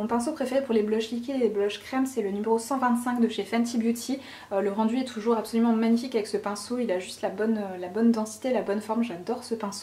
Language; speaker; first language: French; native; French